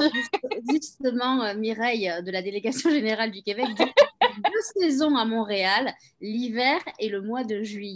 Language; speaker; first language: French; native; French